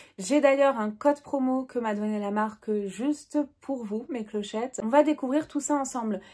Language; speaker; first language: French; native; French